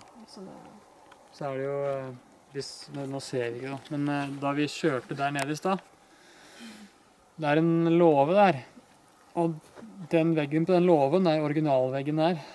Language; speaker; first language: Norwegian; native; Norwegian